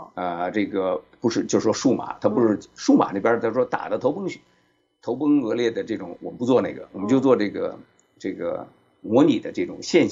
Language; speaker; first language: Chinese; native; Chinese